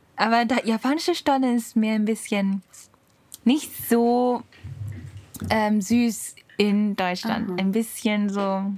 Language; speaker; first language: German; non-native, learner; Japanese